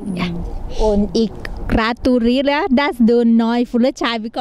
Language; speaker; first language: German; non-native, learner; Thai